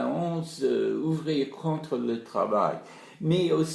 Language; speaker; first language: French; non-native, fluent; English